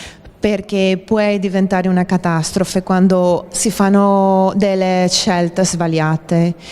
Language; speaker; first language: Italian; non-native, fluent; Spanish